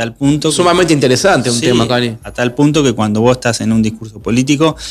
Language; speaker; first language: Spanish; native; Spanish